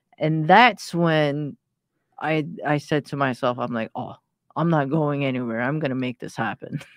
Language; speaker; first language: English; early bilingual, other home language; Persian